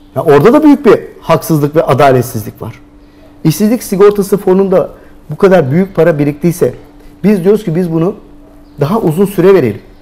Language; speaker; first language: Turkish; native; Turkish